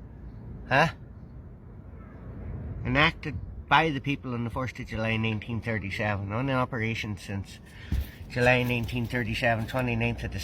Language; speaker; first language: English; native; English